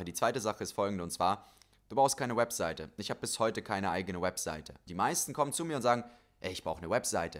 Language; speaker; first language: German; native; German